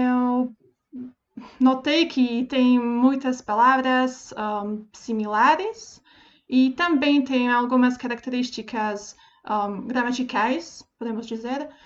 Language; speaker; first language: Portuguese; non-native, fluent; Slovak